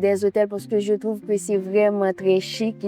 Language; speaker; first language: French; non-native, local second language; Haitian Creole